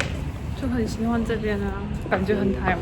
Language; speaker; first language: Chinese; non-native, fluent; Korean